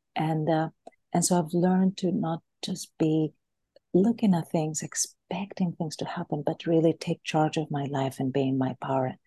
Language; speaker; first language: English; non-native, fluent; Greek